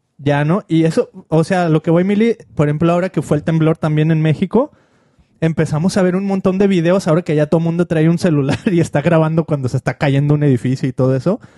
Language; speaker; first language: Spanish; native; Spanish